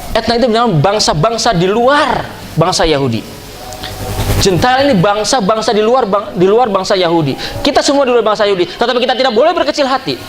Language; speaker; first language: Indonesian; native; Indonesian